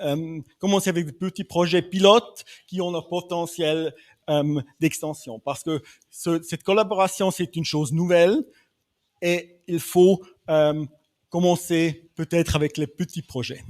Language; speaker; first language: French; non-native, fluent; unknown